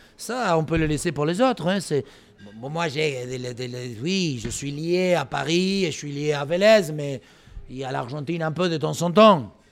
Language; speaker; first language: French; non-native, fluent; Spanish